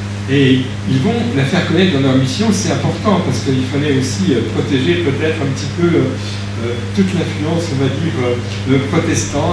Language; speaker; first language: French; native; French